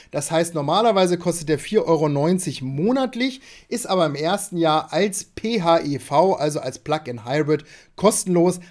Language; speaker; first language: German; native; German